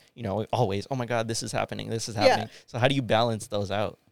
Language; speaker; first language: English; early bilingual, other home language; Hindi